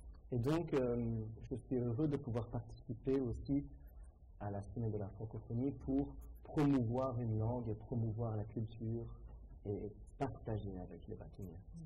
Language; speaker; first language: French; native; French